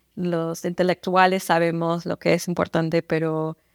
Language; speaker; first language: Spanish; non-native, fluent; English